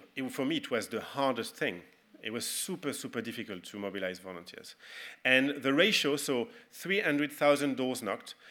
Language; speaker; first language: English; non-native, fluent; French